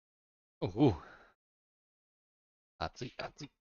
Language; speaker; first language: Japanese; non-native, learner; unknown